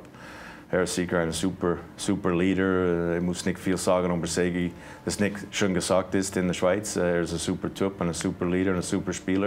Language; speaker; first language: German; non-native, fluent; English